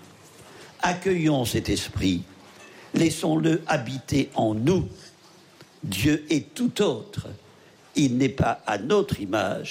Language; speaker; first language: French; native; French